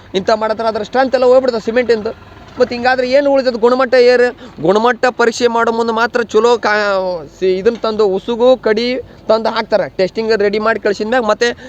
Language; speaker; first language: Kannada; native; Kannada